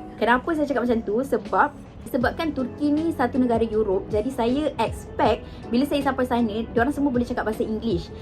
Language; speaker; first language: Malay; native; Malay